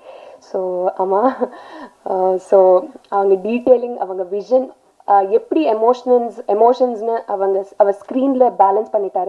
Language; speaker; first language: Tamil; non-native, learner; Telugu